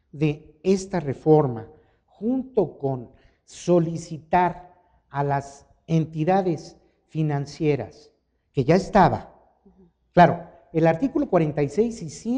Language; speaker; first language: Spanish; native; Spanish